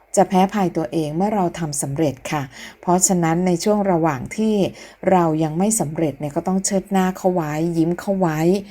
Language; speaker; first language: Thai; native; Thai